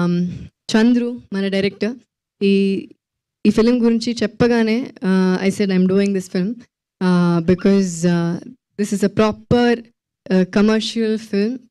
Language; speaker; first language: Telugu; non-native, local second language; Malayalam